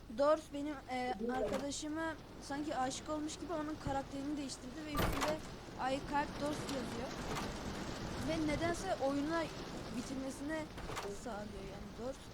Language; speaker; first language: Turkish; native; Turkish